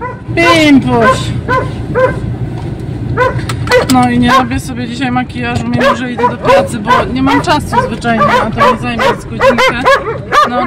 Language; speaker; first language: Polish; native; Polish